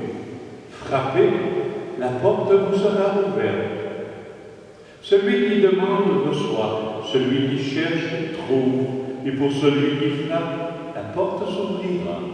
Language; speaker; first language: French; native; French